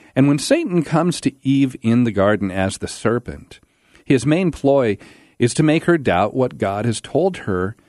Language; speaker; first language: English; native; English